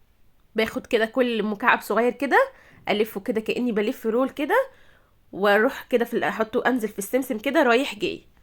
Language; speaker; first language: Arabic; native; Arabic